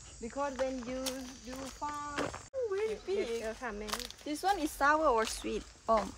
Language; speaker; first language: English; non-native, learner; Thai